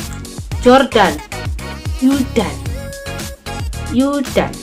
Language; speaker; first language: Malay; non-native, local second language; Javanese